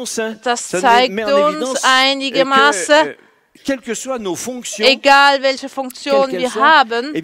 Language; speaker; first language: German; non-native, fluent; French